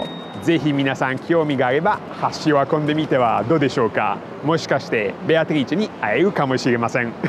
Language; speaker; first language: Japanese; non-native, fluent; Italian